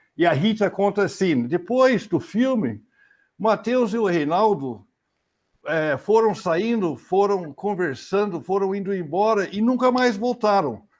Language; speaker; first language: Portuguese; non-native, fluent; English